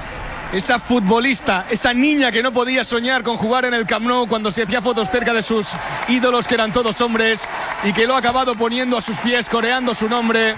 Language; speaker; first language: Spanish; native; Spanish